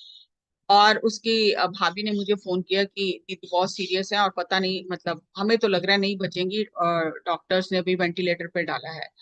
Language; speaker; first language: Hindi; native; Hindi